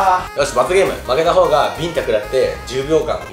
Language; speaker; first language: Japanese; native; Japanese